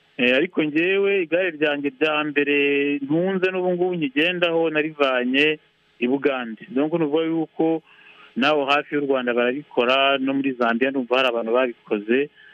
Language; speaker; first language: Kinyarwanda; early bilingual, heritage; Kinyarwanda